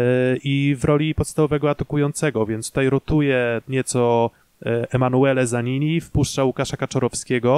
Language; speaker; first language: Polish; native; Polish